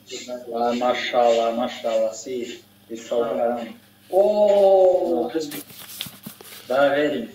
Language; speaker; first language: Russian; non-native, fluent; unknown